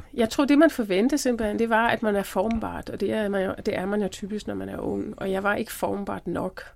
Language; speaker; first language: Danish; non-native, fluent; German